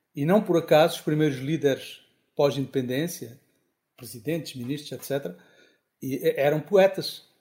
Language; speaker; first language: Portuguese; native; Portuguese